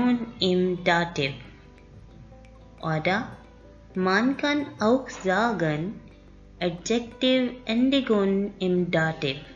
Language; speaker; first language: German; non-native, learner; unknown